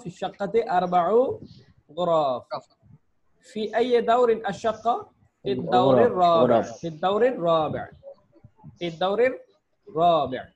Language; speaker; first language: Arabic; non-native, fluent; Bangla